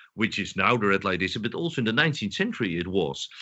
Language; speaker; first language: English; non-native, fluent; Dutch